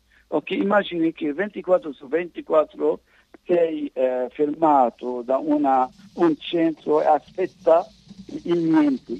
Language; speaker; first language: Italian; non-native, fluent; Arabic